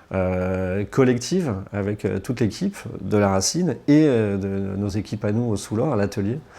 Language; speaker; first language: French; native; French